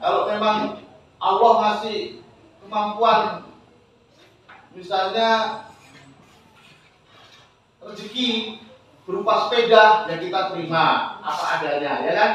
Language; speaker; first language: Indonesian; native; Indonesian